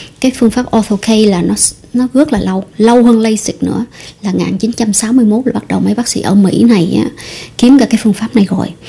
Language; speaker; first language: Vietnamese; early bilingual, heritage; Vietnamese